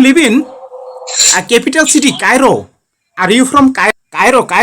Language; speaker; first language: English; non-native, learner; Bangla